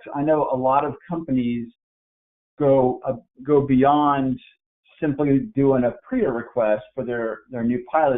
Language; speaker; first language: English; native; English